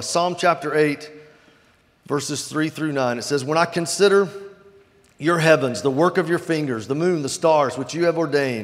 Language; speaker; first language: English; native; English